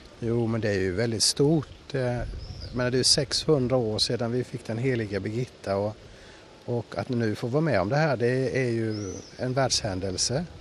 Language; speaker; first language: Swedish; native; Swedish